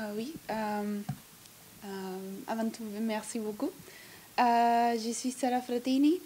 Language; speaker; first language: French; non-native, learner; Italian